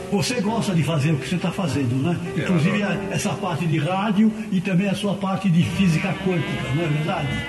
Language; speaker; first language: Portuguese; native; Portuguese